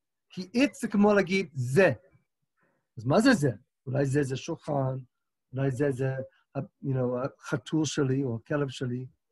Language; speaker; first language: Hebrew; non-native, fluent; English